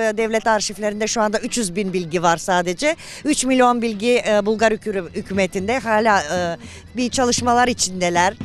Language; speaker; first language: Turkish; native; Turkish